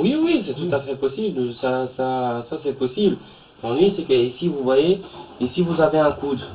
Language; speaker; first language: French; native; French